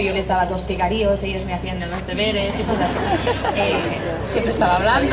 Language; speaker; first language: Spanish; non-native, fluent; English